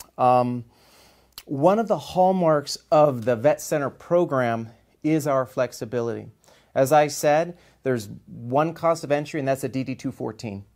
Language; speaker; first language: English; native; English